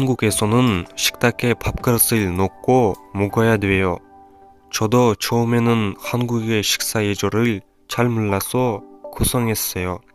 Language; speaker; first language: Korean; non-native, fluent; Kyrgyz